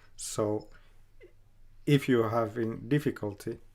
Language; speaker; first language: English; non-native, fluent; Finnish